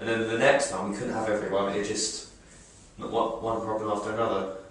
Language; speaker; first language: English; native; English